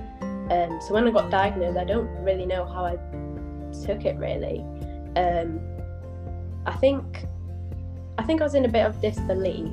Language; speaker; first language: English; native; English